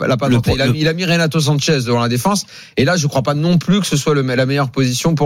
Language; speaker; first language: French; native; French